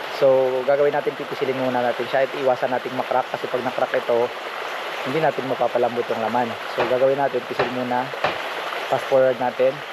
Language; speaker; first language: Filipino; native; Filipino